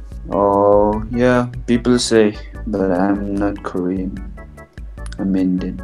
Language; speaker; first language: English; non-native, fluent; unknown